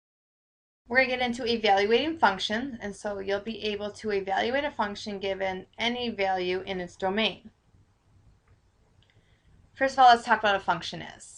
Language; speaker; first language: English; native; English